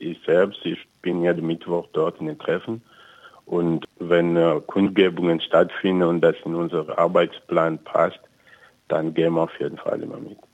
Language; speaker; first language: German; non-native, fluent; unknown